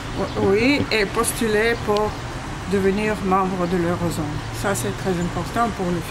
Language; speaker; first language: French; non-native, fluent; Bulgarian